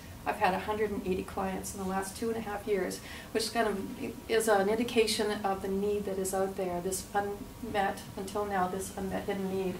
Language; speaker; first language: English; native; English